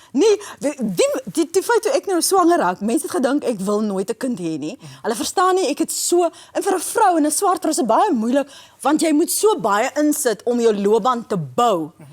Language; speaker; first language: Afrikaans; native; Afrikaans